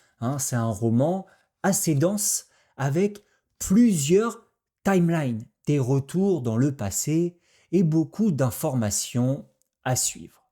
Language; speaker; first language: French; native; French